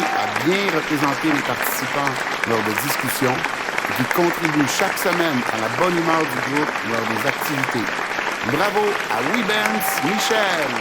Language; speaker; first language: French; native; French